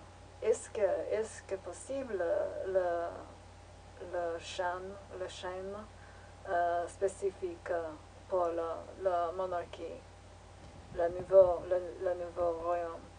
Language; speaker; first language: French; non-native, learner; English